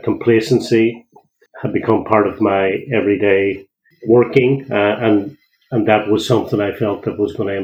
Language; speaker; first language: English; native; English